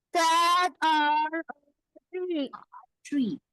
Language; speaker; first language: English; non-native, learner; Hindi